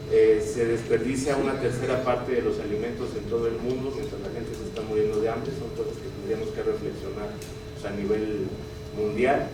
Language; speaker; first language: Spanish; native; Spanish